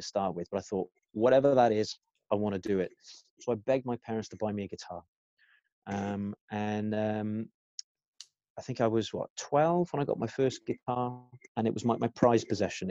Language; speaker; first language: English; native; English